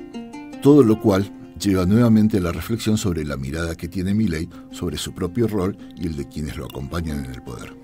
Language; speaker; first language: Spanish; native; Spanish